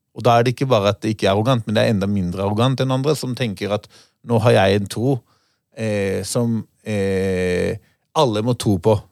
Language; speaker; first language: Norwegian; non-native, fluent; Hebrew